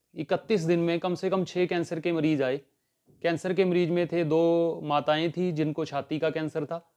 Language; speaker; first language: Hindi; native; Hindi